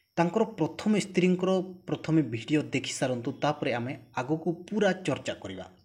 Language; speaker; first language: Odia; non-native, local second language; Santali